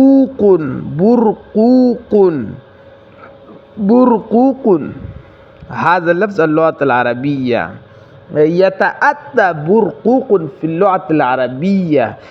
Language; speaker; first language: Arabic; non-native, learner; Pashto